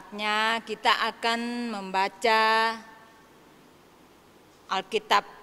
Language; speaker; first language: Indonesian; native; Indonesian